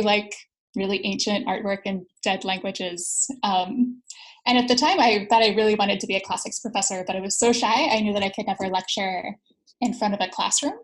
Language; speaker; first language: English; native; English